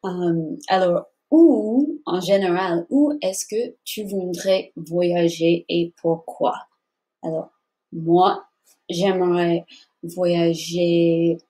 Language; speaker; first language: French; non-native, fluent; English